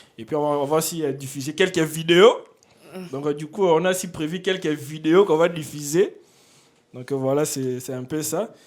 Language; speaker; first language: French; non-native, local second language; Lingala